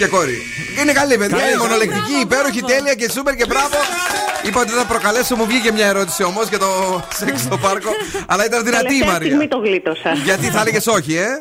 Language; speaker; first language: Greek; native; Greek